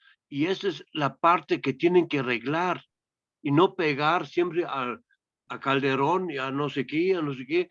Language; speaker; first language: Spanish; non-native, fluent; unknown